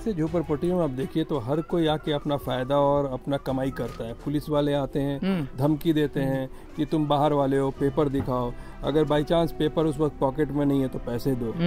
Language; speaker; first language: Hindi; native; Hindi